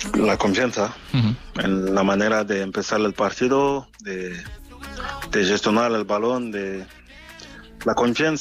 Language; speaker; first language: Spanish; non-native, fluent; French